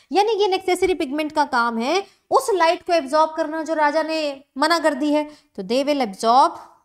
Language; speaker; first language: Hindi; native; Hindi